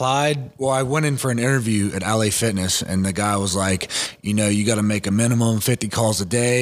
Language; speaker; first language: English; native; English